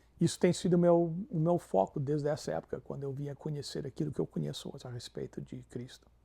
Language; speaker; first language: Portuguese; non-native, fluent; English